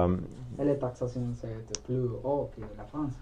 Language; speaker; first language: French; non-native, learner; Spanish